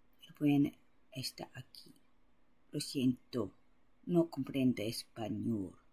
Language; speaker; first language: Spanish; non-native, learner; Japanese